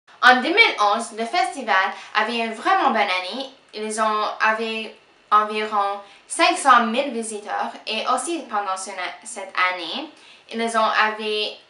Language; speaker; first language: French; non-native, local second language; English